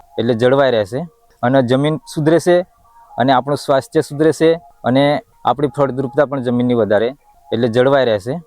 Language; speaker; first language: Gujarati; non-native, local second language; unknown